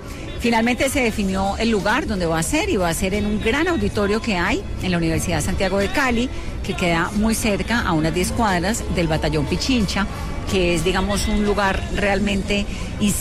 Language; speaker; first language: Spanish; native; Spanish